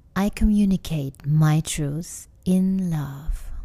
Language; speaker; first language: English; non-native, fluent; German